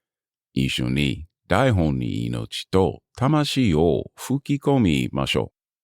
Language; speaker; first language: Japanese; non-native, learner; English